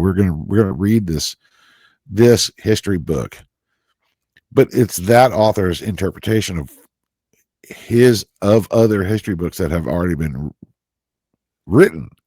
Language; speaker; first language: English; native; English